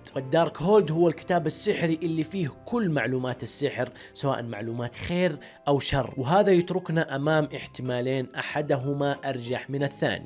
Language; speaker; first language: Arabic; native; Arabic